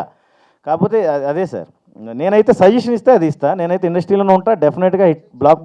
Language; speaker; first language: Telugu; native; Telugu